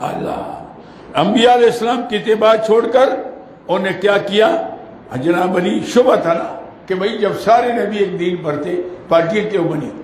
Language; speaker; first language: Urdu; non-native, local second language; Northern Hindko